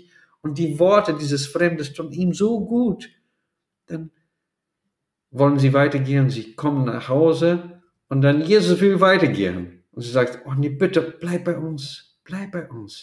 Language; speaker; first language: German; non-native, fluent; Portuguese